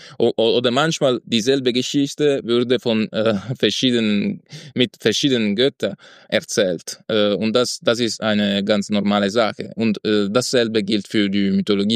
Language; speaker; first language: German; non-native, fluent; Italian